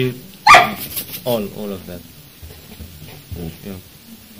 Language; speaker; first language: English; non-native, learner; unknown